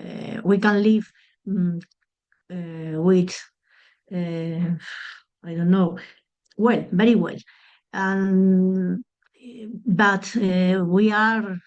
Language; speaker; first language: English; non-native, learner; Spanish